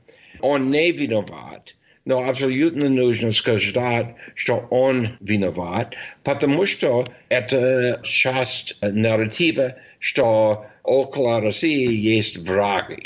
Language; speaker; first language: Russian; non-native, fluent; English